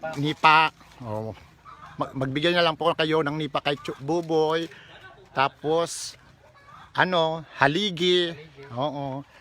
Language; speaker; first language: Filipino; non-native, local second language; Bikol